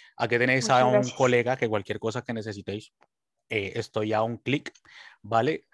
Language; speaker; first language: Spanish; native; Spanish